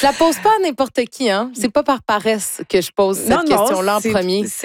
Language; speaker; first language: French; native; French